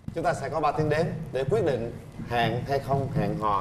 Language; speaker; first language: Vietnamese; native; Vietnamese